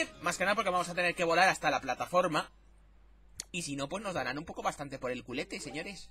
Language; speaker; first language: Spanish; native; Spanish